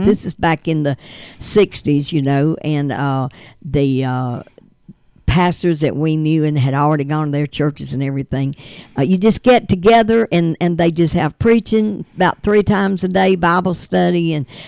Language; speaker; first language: English; native; English